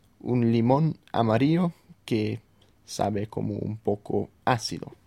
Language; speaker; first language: Spanish; non-native, fluent; English